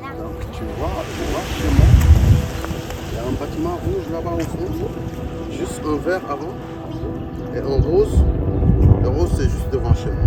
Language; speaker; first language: French; non-native, local second language; Wolof